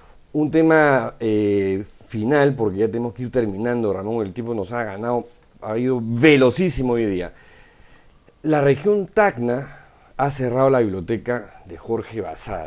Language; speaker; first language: Spanish; native; Spanish